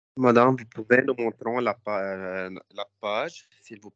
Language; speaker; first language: French; non-native, learner; Arabic